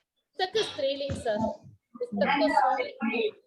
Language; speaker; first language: Hindi; native; Hindi